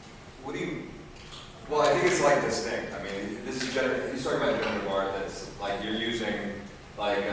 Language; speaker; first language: English; native; English